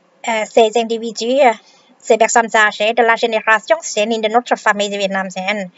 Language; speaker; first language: French; non-native, fluent; Vietnamese